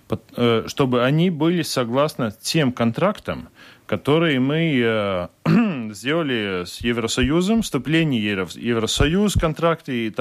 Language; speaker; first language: Russian; non-native, local second language; Latvian